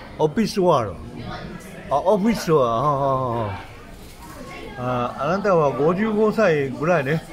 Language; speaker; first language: Japanese; non-native, learner; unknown